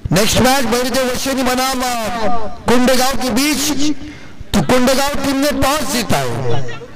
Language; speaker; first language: Hindi; non-native, local second language; Marathi